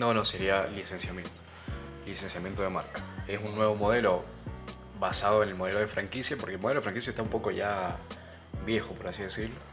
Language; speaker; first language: Spanish; native; Spanish